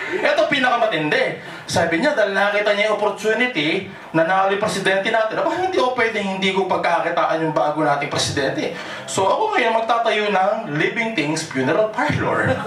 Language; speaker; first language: Filipino; non-native, local second language; Cebuano